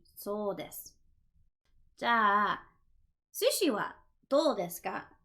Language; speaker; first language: Japanese; non-native, fluent; English